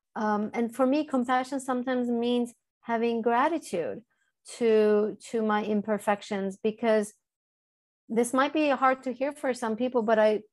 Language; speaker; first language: English; early bilingual, other home language; Turkish